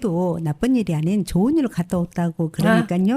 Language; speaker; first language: Korean; native; Korean